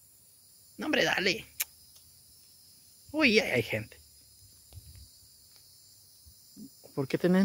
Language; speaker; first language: Spanish; native; Spanish